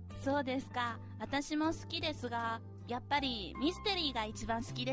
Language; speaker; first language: Japanese; non-native, fluent; Chinese